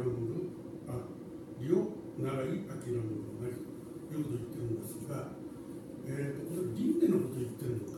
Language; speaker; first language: Japanese; native; Japanese